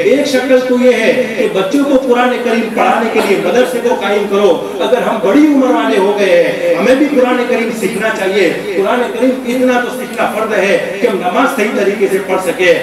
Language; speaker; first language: Hindi; non-native, local second language; Gujarati